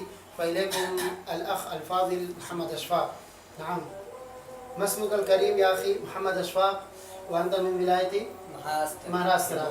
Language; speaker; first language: Arabic; non-native, fluent; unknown